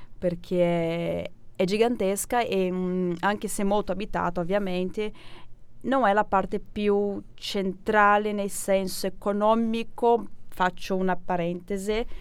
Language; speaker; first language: Italian; non-native, fluent; Portuguese